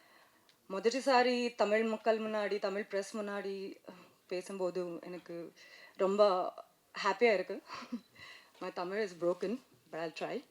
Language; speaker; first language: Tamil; non-native, learner; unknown